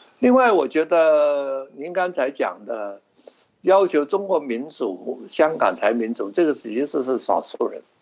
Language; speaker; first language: Chinese; non-native, local second language; Cantonese